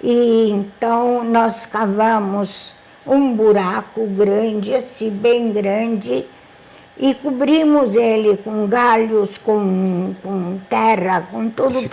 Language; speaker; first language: Portuguese; non-native, fluent; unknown